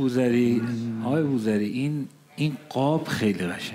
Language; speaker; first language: Persian; native; Persian